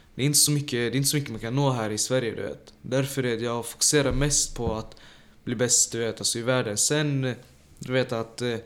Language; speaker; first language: Swedish; early bilingual, other home language; Tajik